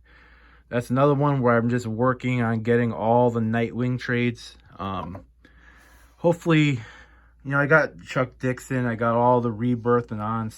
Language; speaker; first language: English; native; English